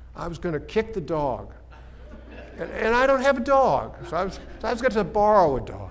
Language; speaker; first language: English; native; English